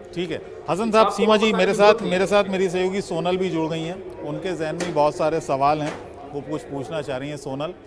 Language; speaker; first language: Hindi; native; Hindi